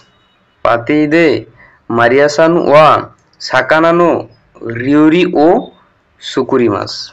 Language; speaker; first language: Japanese; non-native, learner; Bangla